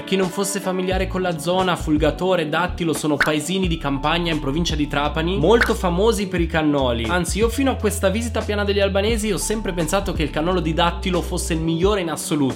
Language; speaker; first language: Italian; native; Italian